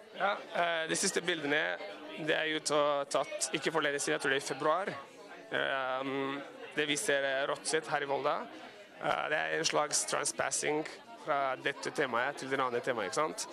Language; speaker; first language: Norwegian; non-native, fluent; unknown